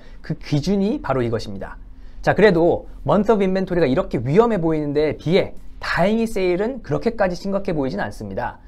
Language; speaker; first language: Korean; native; Korean